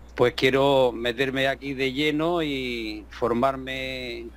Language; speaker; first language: Spanish; native; Spanish